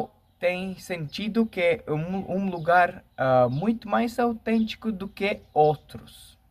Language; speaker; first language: Portuguese; non-native, fluent; Latvian